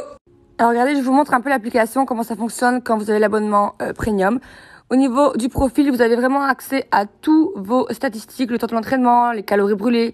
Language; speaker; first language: French; native; French